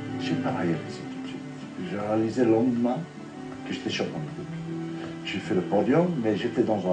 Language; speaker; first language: French; non-native, fluent; Italian